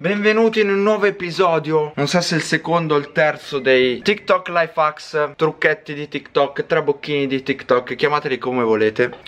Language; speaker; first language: Italian; native; Italian